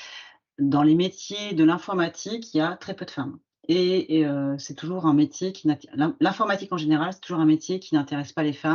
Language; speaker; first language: French; native; French